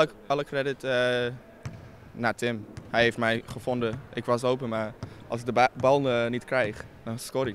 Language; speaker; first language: Dutch; non-native, learner; English